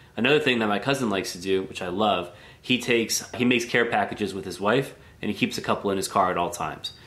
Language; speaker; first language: English; native; English